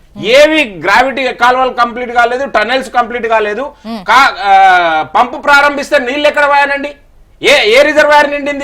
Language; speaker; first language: Telugu; native; Telugu